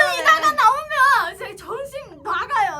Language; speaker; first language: Korean; non-native, learner; Chinese